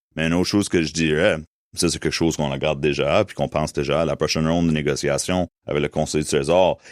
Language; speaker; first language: French; native; French